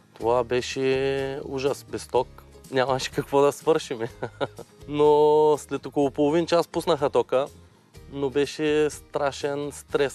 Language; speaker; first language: Bulgarian; native; Bulgarian